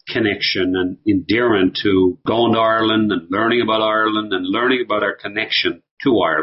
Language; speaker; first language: English; native; English